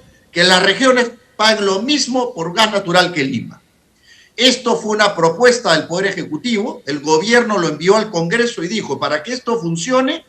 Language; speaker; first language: Spanish; native; Spanish